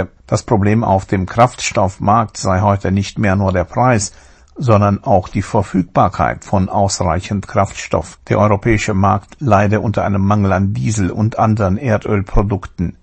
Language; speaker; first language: German; native; German